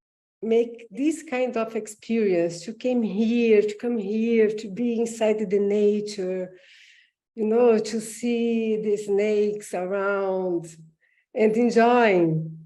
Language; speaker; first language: English; non-native, learner; Portuguese